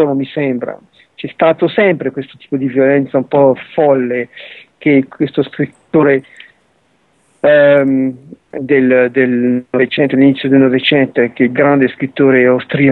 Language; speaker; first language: Italian; early bilingual, heritage; Italian